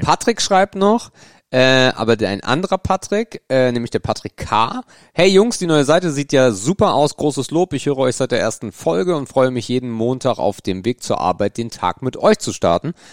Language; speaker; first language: German; native; German